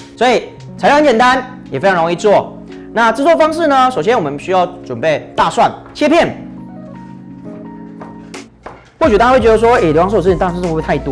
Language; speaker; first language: Chinese; native; Chinese